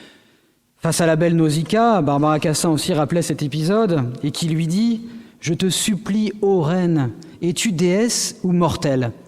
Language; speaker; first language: French; native; French